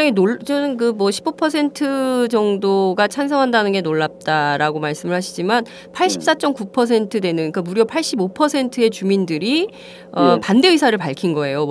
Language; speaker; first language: Korean; native; Korean